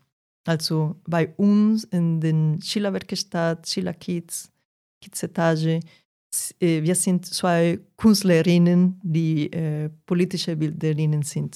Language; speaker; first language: German; non-native, fluent; Portuguese